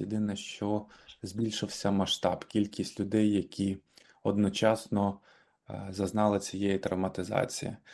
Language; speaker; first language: Ukrainian; native; Ukrainian